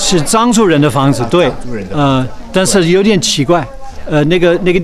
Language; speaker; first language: Chinese; non-native, fluent; English